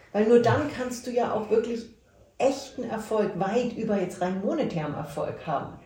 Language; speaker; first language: German; native; German